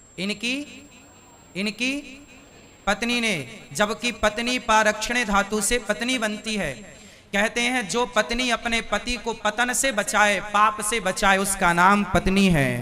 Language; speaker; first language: Hindi; native; Hindi